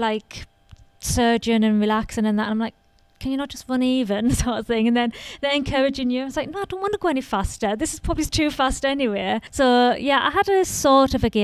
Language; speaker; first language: English; native; English